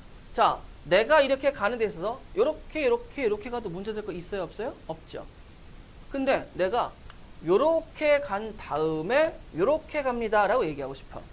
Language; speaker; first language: Korean; native; Korean